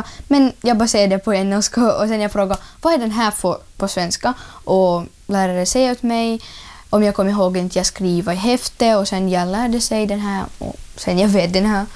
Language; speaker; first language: Swedish; non-native, learner; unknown